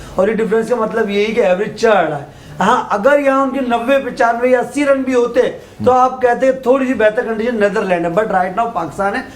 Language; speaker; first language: Urdu; native; Urdu